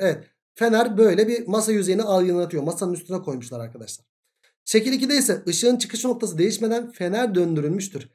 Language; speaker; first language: Turkish; native; Turkish